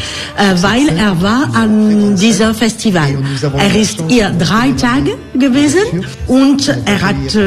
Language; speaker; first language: German; non-native, fluent; French